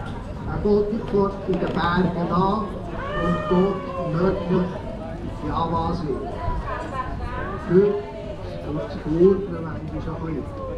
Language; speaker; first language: German; non-native, learner; Indonesian